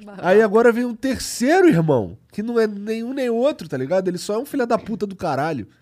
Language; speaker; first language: Portuguese; native; Portuguese